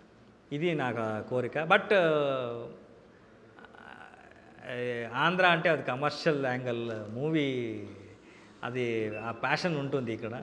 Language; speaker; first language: Telugu; non-native, learner; Kannada